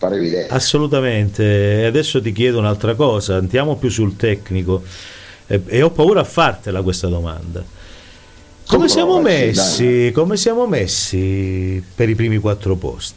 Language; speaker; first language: Italian; native; Italian